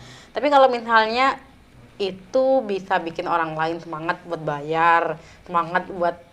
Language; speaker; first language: Indonesian; native; Indonesian